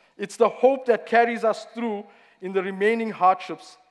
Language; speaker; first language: English; native; English